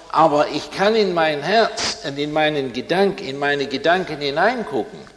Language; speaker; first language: German; non-native, fluent; English